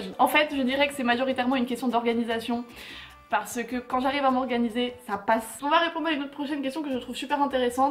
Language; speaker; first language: French; native; French